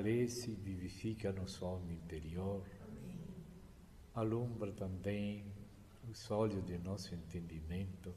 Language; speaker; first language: Portuguese; non-native, fluent; Spanish